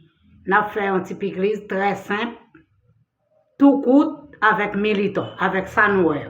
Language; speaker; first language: French; non-native, learner; Haitian Creole